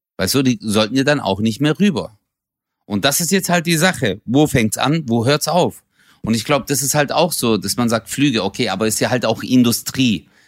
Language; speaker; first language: German; early bilingual, other home language; Turkish